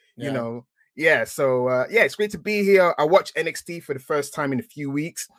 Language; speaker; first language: English; native; English